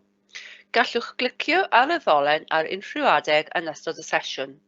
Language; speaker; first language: Welsh; native; Welsh